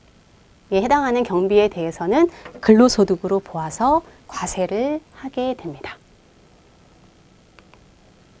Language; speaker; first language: Korean; native; Korean